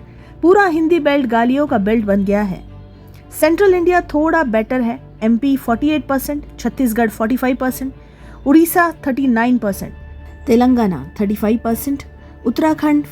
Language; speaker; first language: Hindi; native; Hindi